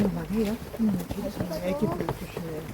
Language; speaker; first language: Korean; native; Korean